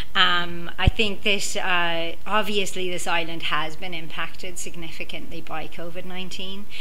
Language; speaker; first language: English; native; English